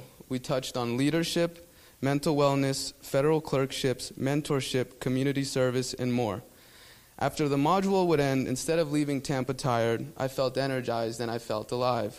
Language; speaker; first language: English; early bilingual, other home language; Spanish